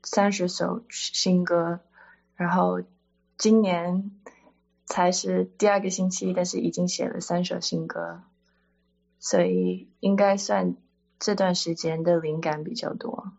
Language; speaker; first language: Chinese; early bilingual, heritage; Chinese